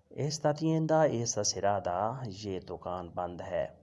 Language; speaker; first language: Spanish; non-native, fluent; Urdu